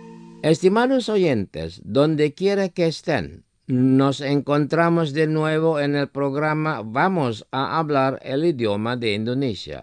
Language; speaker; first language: Spanish; non-native, fluent; Indonesian